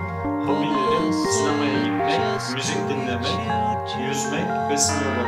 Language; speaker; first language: Turkish; native; Turkish